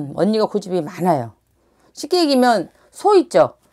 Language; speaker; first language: Korean; native; Korean